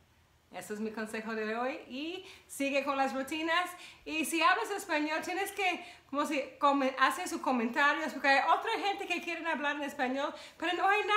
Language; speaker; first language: Spanish; non-native, fluent; English